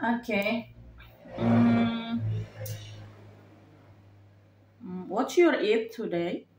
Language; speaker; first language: English; non-native, learner; Indonesian